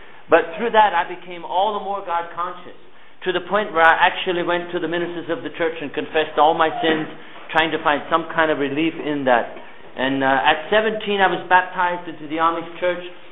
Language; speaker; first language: English; early bilingual, other home language; Pennsylvania German